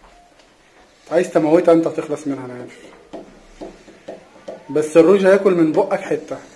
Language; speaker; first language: Arabic; native; Arabic